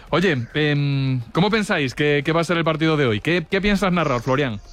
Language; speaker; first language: Spanish; native; Spanish